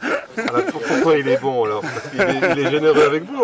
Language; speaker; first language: French; native; French